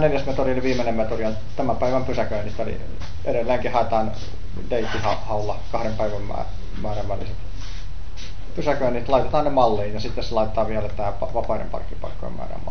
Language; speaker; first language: Finnish; native; Finnish